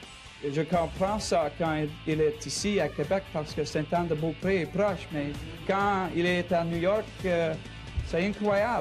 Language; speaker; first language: French; non-native, learner; English